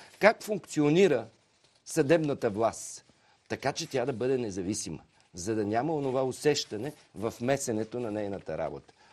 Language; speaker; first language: Bulgarian; native; Bulgarian